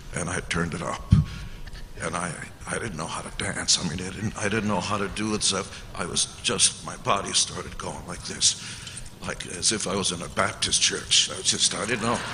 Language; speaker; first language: English; early bilingual, other home language; Hungarian